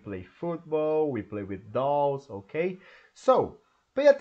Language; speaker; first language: English; non-native, learner; Portuguese